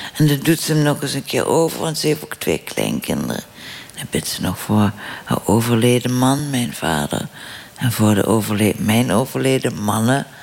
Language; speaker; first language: Dutch; native; Dutch